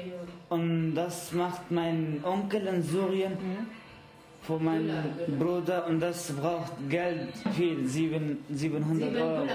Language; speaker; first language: German; non-native, learner; Arabic